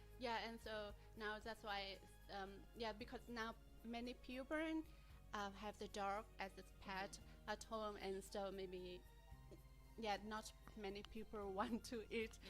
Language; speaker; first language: English; non-native, learner; Vietnamese